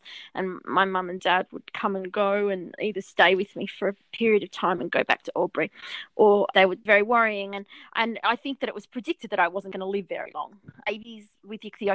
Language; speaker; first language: English; native; English